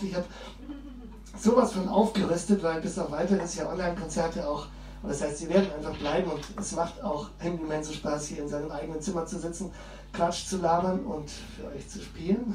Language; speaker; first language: German; native; German